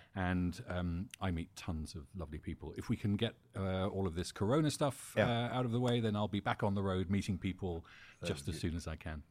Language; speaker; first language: English; native; English